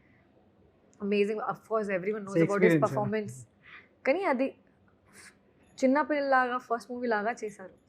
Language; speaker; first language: Telugu; non-native, fluent; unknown